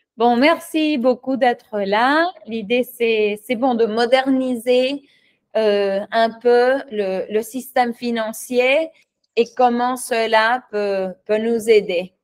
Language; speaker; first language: French; non-native, fluent; Spanish